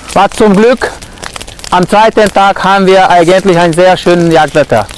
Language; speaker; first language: German; non-native, fluent; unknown